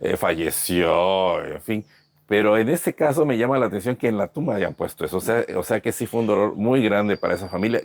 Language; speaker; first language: Spanish; native; Spanish